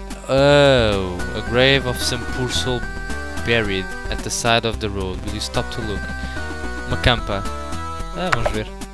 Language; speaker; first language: English; non-native, learner; Portuguese